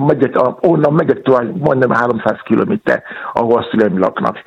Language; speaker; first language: Hungarian; non-native, fluent; Yoruba